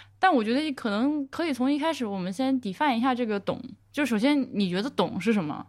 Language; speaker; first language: Chinese; native; Chinese